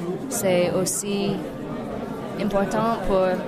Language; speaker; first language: French; non-native, learner; English